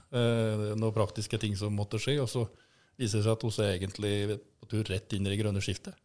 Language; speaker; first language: Norwegian; native; Norwegian